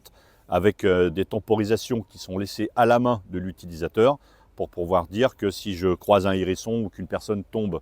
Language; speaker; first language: French; native; French